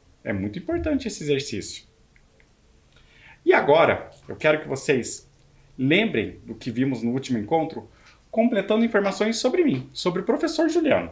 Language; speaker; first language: Portuguese; native; Portuguese